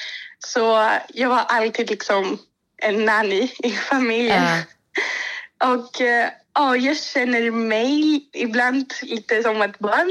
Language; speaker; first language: Swedish; non-native, fluent; Greek